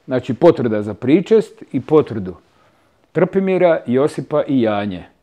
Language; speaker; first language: Croatian; native; Croatian